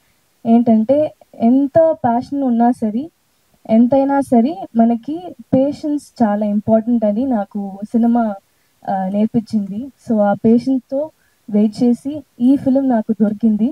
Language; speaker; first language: Telugu; non-native, learner; Tamil